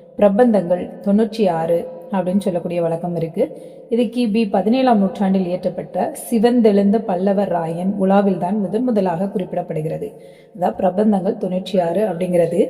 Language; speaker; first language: Tamil; native; Tamil